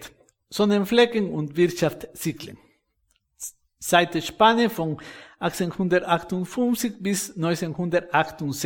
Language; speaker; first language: German; non-native, fluent; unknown